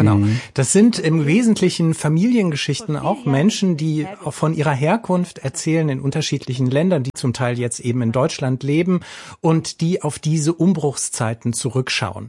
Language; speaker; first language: German; native; German